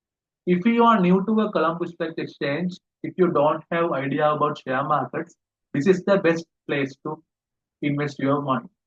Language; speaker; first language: English; non-native, local second language; Sinhala